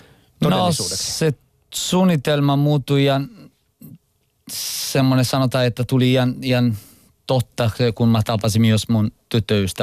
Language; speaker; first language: Finnish; non-native, local second language; Italian